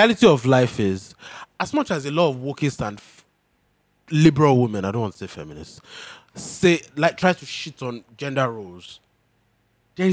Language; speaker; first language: English; non-native, local second language; Yoruba